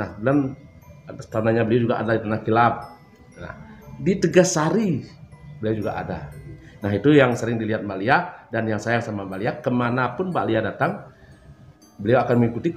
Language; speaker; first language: Indonesian; non-native, local second language; Balinese